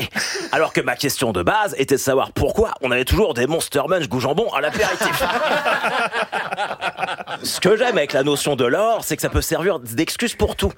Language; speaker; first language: French; native; French